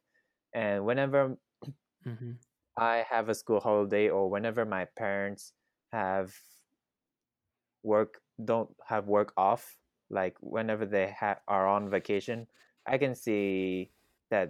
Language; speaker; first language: English; non-native, fluent; Thai